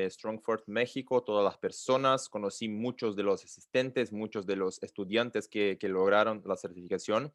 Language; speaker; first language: Spanish; non-native, learner; Portuguese